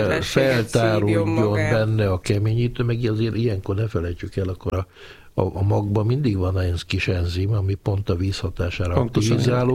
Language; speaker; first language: Hungarian; native; Hungarian